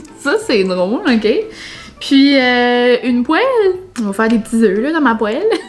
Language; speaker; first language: French; native; French